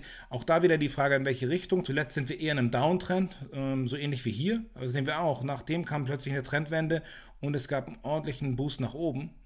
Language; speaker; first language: German; native; German